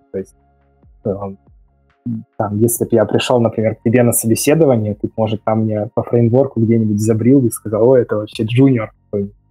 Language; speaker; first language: Russian; native; Russian